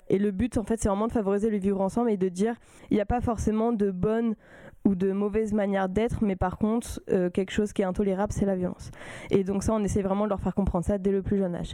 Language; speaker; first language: French; native; French